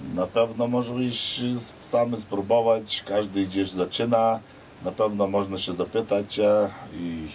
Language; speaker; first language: Polish; non-native, fluent; Lithuanian